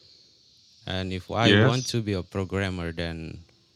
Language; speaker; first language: English; non-native, fluent; Indonesian